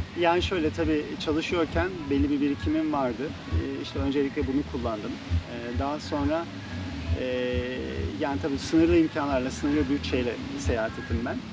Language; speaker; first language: Turkish; native; Turkish